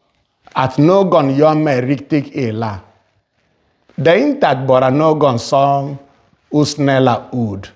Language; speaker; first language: Swedish; non-native, fluent; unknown